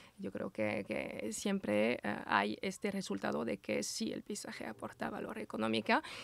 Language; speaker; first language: Spanish; non-native, fluent; French